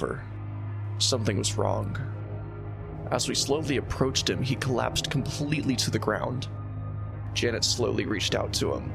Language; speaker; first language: English; native; English